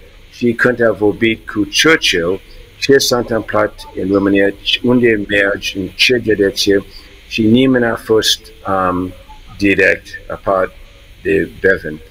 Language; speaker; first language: Romanian; early bilingual, heritage; English